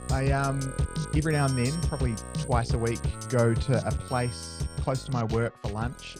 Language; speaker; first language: English; native; English